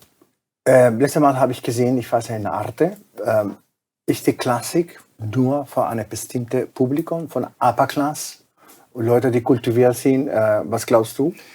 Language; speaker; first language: German; non-native, fluent; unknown